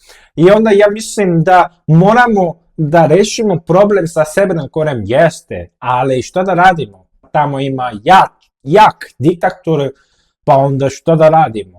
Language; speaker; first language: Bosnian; non-native, fluent; Korean